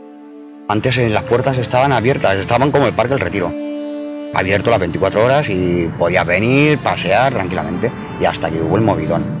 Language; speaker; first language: Spanish; native; Spanish